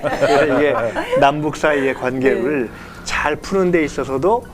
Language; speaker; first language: Korean; native; Korean